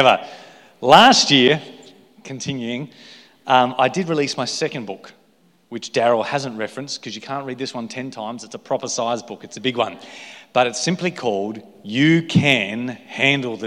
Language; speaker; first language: English; native; English